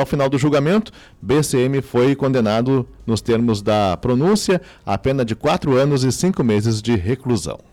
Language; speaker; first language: Portuguese; native; Portuguese